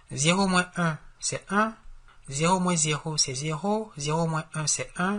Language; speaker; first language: French; native; French